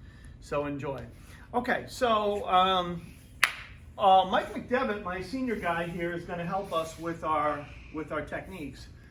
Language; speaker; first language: English; native; English